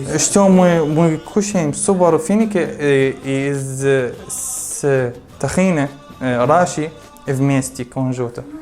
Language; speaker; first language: Russian; non-native, learner; Arabic